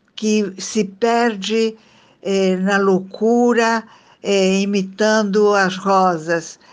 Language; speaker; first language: Portuguese; non-native, fluent; Italian